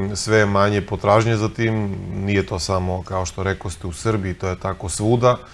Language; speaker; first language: Serbian; native; Serbian